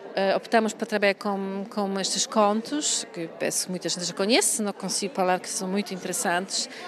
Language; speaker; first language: Portuguese; non-native, fluent; Polish